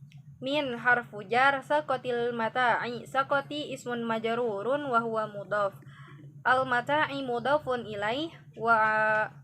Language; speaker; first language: Arabic; non-native, learner; Indonesian